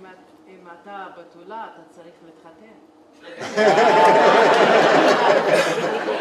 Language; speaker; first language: Hebrew; non-native, local second language; Arabic